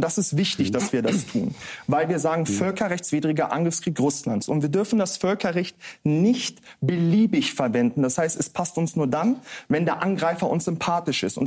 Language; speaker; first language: German; native; German